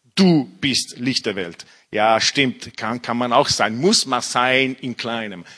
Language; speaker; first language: German; non-native, fluent; Italian